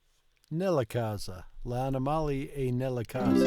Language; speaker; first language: Italian; non-native, learner; English